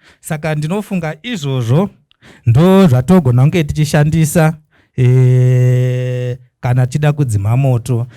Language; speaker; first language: Shona; native; Shona